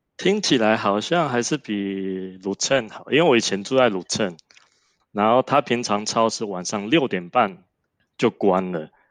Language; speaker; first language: Chinese; native; Chinese